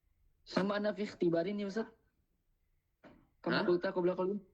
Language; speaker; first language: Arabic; non-native, learner; Indonesian